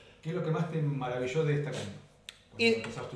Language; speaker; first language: Spanish; native; Spanish